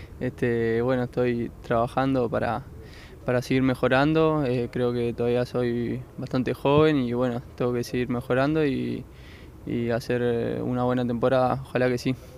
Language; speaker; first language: Spanish; native; Spanish